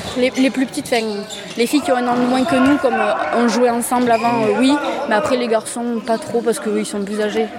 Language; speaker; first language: French; native; French